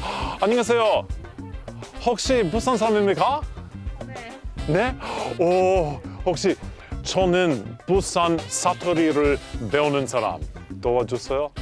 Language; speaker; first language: Korean; non-native, learner; English